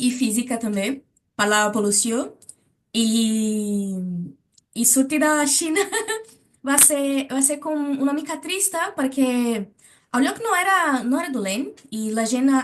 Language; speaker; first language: Catalan; non-native, learner; Portuguese